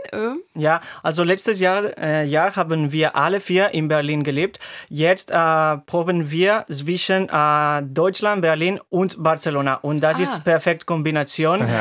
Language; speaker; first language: German; non-native, fluent; Spanish